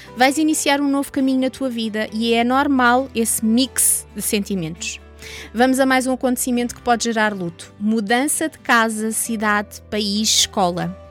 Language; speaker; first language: Portuguese; native; Portuguese